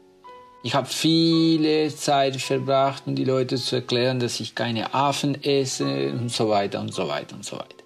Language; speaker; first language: German; non-native, fluent; Spanish